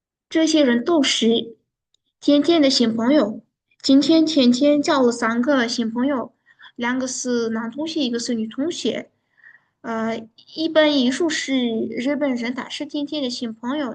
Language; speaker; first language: Chinese; non-native, fluent; Uzbek